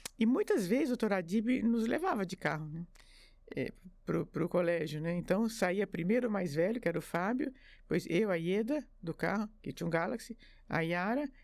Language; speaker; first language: Portuguese; early bilingual, other home language; French